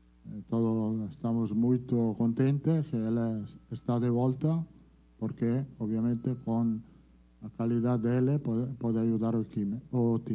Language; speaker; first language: Portuguese; non-native, learner; Italian